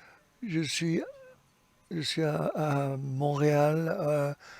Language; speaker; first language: French; non-native, fluent; English